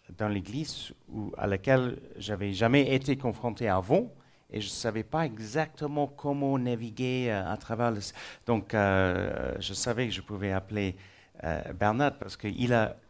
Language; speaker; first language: French; non-native, fluent; English